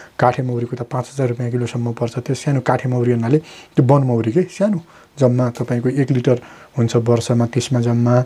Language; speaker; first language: Nepali; native; Nepali